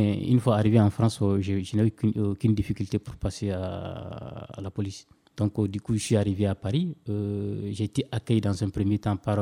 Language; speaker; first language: French; non-native, local second language; Bambara